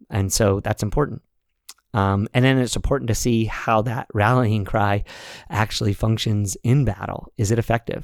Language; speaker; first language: English; native; English